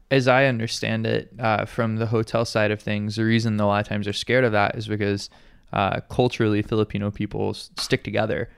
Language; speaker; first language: English; native; English